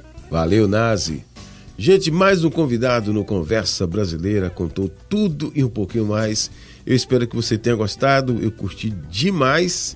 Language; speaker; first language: Portuguese; native; Portuguese